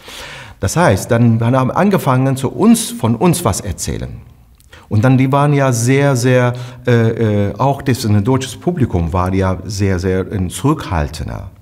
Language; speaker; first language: German; non-native, fluent; Turkish